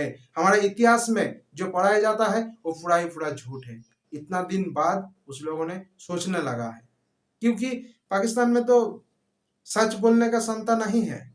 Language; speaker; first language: Hindi; non-native, local second language; Bangla